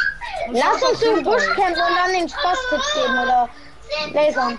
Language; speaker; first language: German; early bilingual, other home language; Macedonian